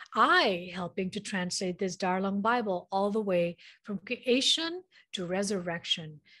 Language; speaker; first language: English; non-native, local second language; Manipuri